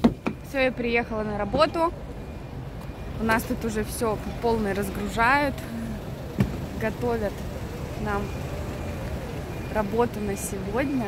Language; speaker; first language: Russian; native; Russian